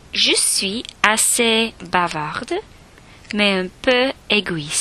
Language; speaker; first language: French; non-native, learner; English